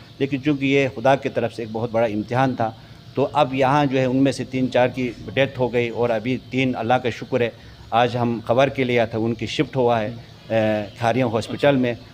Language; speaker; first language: Urdu; non-native, local second language; Balti